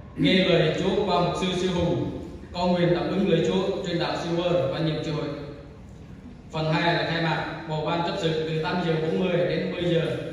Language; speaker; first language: Vietnamese; non-native, local second language; Jarai